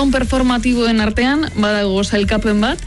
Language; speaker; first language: Basque; native; Basque